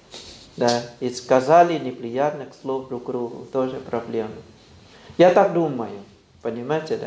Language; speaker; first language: Russian; non-native, fluent; Thai